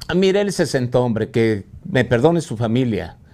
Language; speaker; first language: Spanish; native; Spanish